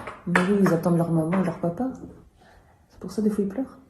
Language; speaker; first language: French; native; French